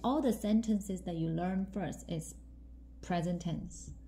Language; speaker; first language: English; non-native, fluent; Chinese